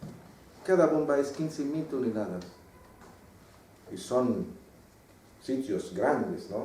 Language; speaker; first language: Spanish; non-native, fluent; Arabic